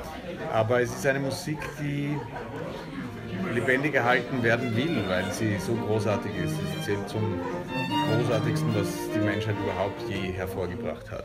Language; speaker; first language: German; native; German